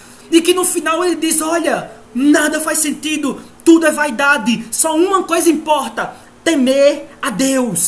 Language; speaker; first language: Portuguese; native; Portuguese